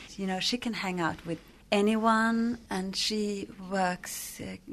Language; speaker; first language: English; non-native, fluent; Swedish